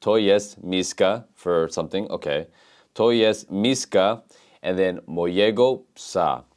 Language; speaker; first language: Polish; non-native, learner; English